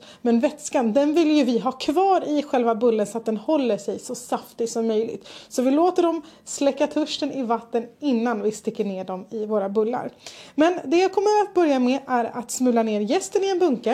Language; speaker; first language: Swedish; native; Swedish